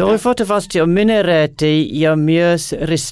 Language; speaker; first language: Finnish; non-native, learner; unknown